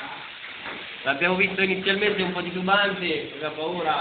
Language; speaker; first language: Italian; native; Italian